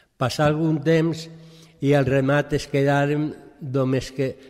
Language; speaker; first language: Catalan; early bilingual, other home language; French